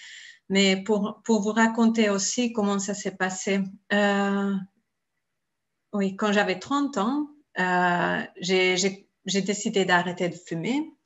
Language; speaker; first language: French; non-native, fluent; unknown